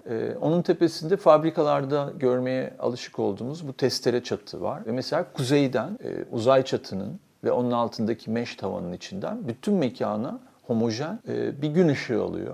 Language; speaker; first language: Turkish; native; Turkish